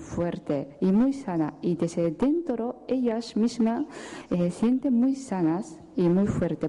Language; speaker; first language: Spanish; non-native, fluent; Japanese